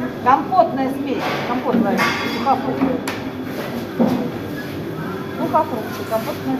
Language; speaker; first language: Russian; native; Russian